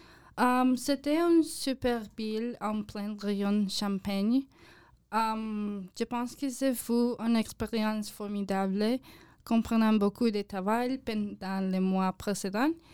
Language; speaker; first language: French; non-native, learner; English